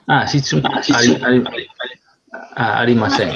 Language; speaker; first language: Japanese; non-native, learner; Spanish